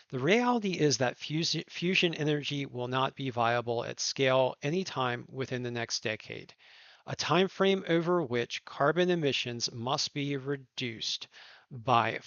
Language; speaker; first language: English; native; English